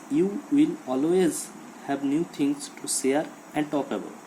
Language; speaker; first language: English; non-native, local second language; Bangla